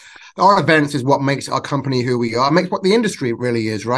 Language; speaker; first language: English; native; English